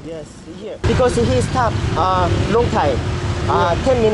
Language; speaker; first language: English; non-native, learner; Korean